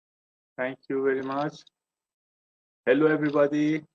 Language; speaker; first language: English; non-native, learner; Persian